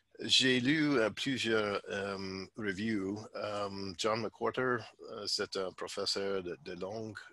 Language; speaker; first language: French; non-native, learner; English